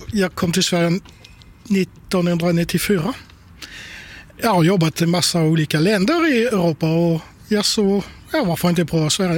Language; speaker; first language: Swedish; non-native, fluent; French